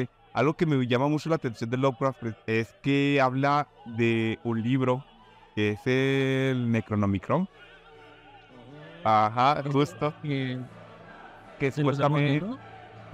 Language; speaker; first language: Spanish; native; Spanish